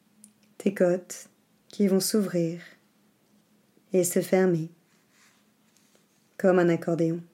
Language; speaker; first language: French; native; French